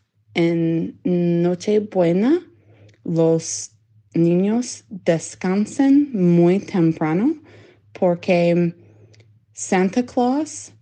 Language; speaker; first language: Spanish; non-native, learner; English